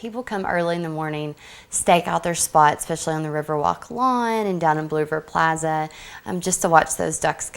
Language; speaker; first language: English; native; English